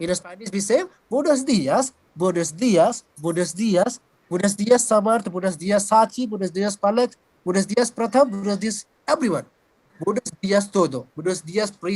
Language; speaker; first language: Spanish; non-native, fluent; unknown